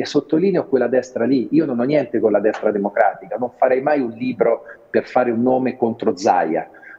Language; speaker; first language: Italian; native; Italian